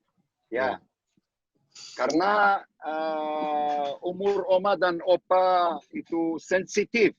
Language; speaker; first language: Indonesian; non-native, learner; Hebrew